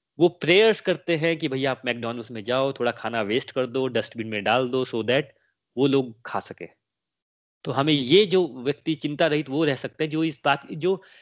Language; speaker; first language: Hindi; native; Hindi